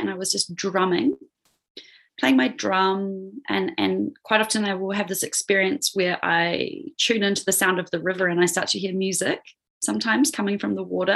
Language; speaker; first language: English; native; English